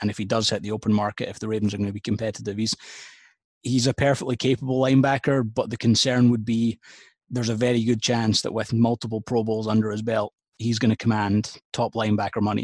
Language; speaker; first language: English; native; English